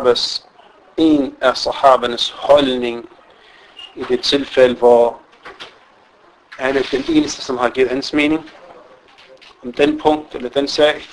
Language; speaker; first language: Danish; non-native, fluent; Arabic